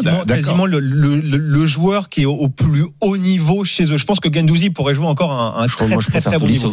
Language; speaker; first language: French; native; French